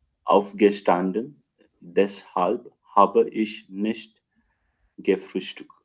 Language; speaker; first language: German; non-native, learner; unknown